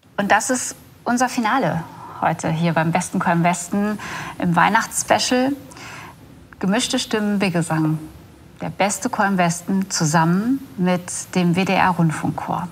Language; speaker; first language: German; native; German